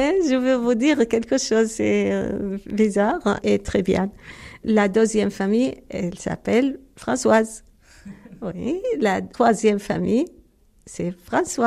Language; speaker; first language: French; non-native, learner; Arabic